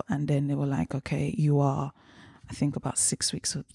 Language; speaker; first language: English; early bilingual, other home language; Yoruba